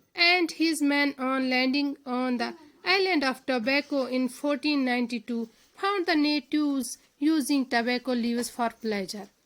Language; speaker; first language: English; non-native, local second language; Urdu